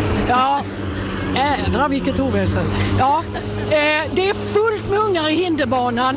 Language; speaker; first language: Swedish; native; Swedish